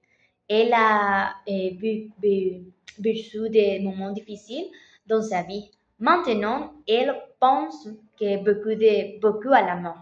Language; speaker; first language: French; non-native, learner; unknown